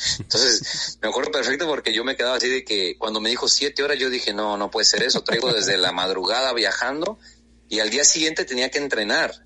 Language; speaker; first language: Spanish; native; Spanish